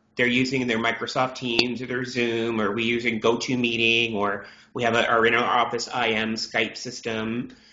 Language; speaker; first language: English; native; English